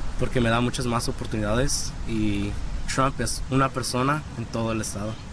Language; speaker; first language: Spanish; early bilingual, heritage; Spanish